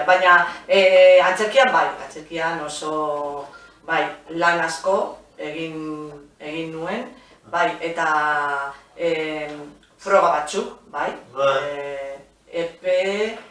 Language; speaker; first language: Basque; non-native, local second language; Spanish